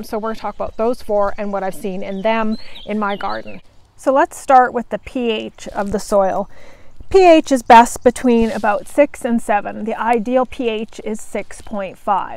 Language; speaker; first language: English; native; English